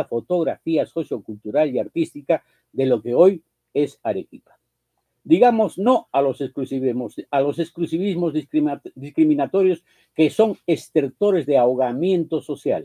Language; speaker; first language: Spanish; native; Spanish